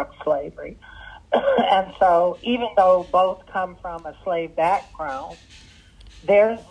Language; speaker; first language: English; early bilingual, other home language; Arabic